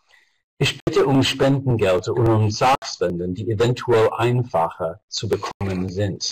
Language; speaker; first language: German; non-native, fluent; English